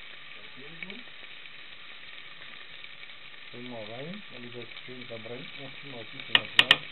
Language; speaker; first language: German; non-native, fluent; Italian